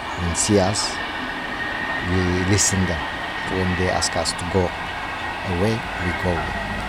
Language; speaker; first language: English; non-native, learner; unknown